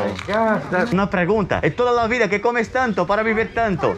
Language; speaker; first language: Spanish; non-native, learner; Portuguese